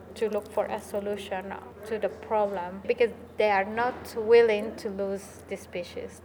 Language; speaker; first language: English; non-native, fluent; Spanish